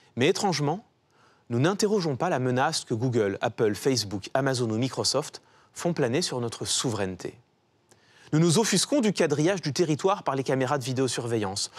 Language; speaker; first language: French; native; French